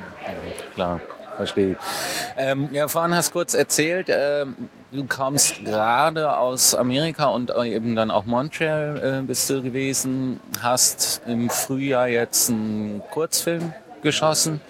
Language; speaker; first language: German; native; German